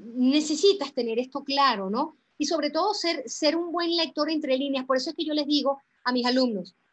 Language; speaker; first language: Spanish; native; Spanish